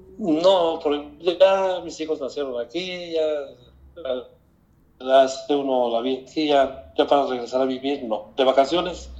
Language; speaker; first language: Spanish; native; Spanish